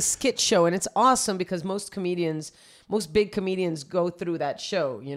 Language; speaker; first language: English; non-native, fluent; Spanish